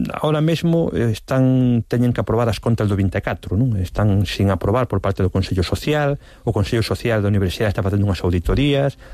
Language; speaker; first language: Galician; non-native, local second language; Spanish